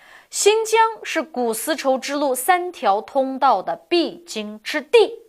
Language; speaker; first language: Chinese; non-native, local second language; Uyghur